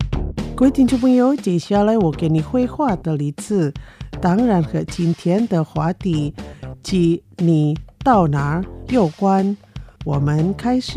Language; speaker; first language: Chinese; non-native, fluent; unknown